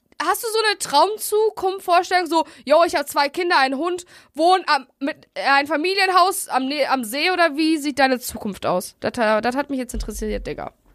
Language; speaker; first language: German; native; German